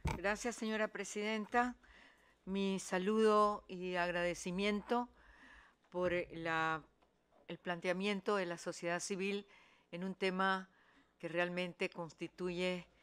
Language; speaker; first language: Spanish; native; Spanish